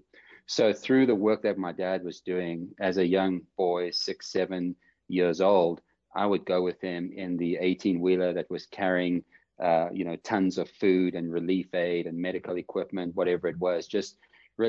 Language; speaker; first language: English; native; English